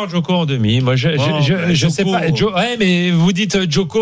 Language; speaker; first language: French; native; French